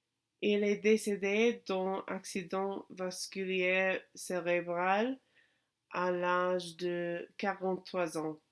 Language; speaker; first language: French; non-native, learner; English